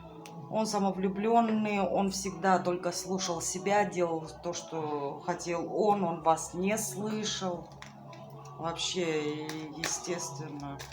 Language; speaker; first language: Russian; native; Russian